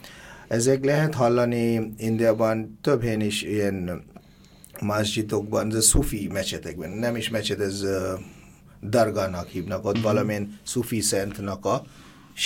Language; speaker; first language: Hungarian; non-native, fluent; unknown